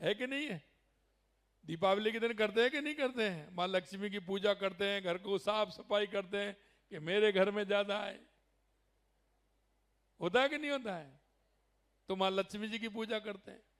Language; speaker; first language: Hindi; native; Hindi